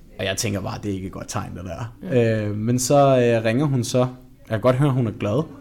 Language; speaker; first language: Danish; native; Danish